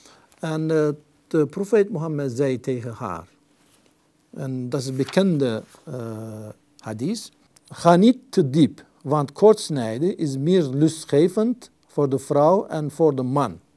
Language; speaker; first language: Dutch; non-native, fluent; Turkish